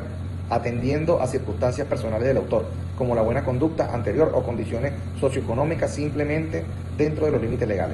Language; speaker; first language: Spanish; native; Spanish